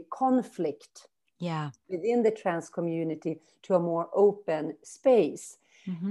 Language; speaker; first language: English; non-native, fluent; Swedish